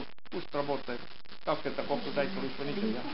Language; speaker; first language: Russian; non-native, local second language; Estonian